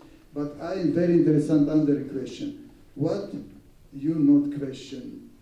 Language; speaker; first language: English; non-native, learner; Russian